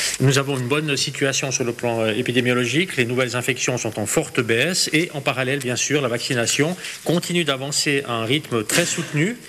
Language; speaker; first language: French; native; French